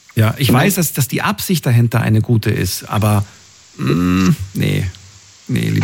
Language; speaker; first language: German; native; German